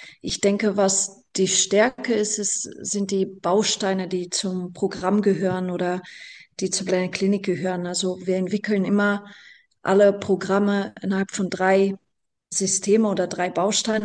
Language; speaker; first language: German; non-native, fluent; Portuguese